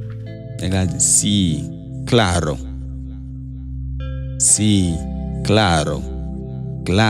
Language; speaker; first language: Spanish; non-native, fluent; Haitian Creole